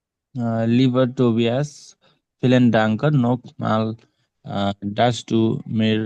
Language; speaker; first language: German; non-native, learner; Nepali